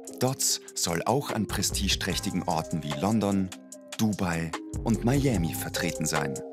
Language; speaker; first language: German; native; German